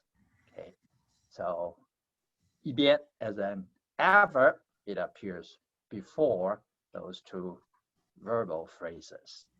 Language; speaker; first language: English; non-native, fluent; Chinese